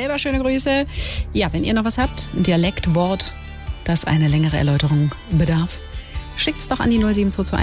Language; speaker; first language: German; native; German